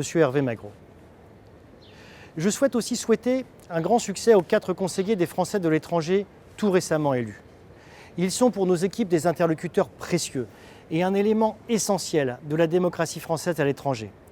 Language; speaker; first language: French; native; French